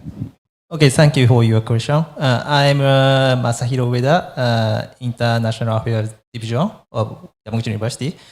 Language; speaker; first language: English; non-native, learner; Japanese